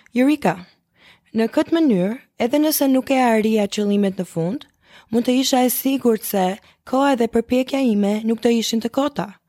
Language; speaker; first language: Albanian; early bilingual, heritage; Albanian